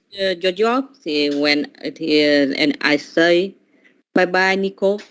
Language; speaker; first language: English; non-native, learner; Vietnamese